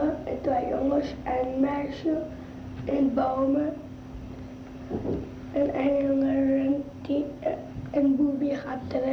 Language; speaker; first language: Dutch; early bilingual, other home language; Arabic